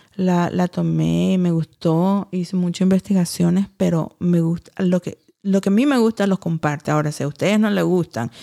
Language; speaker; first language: Spanish; early bilingual, heritage; Spanish